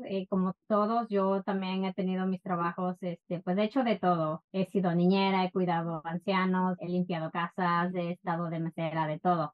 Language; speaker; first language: Spanish; native; Spanish